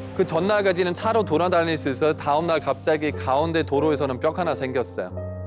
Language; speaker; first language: Korean; non-native, fluent; German